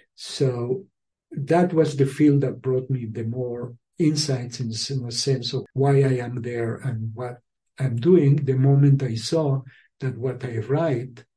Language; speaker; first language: English; non-native, fluent; Spanish